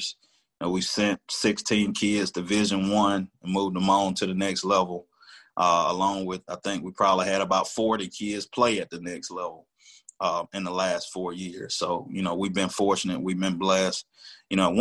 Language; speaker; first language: English; native; English